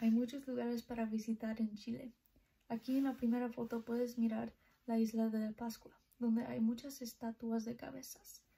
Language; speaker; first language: Spanish; early bilingual, heritage; Spanish